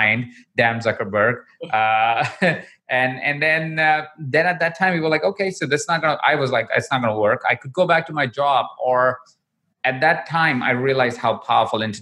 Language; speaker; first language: English; non-native, local second language; Hindi